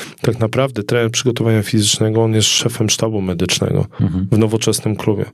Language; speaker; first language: Polish; native; Polish